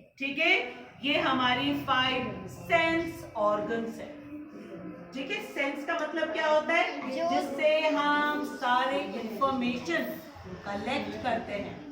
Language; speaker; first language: Hindi; native; Hindi